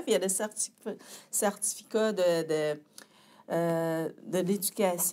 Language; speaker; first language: French; non-native, fluent; Chinese